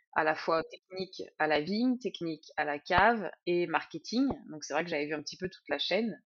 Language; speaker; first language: French; native; French